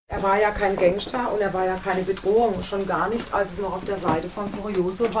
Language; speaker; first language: German; native; German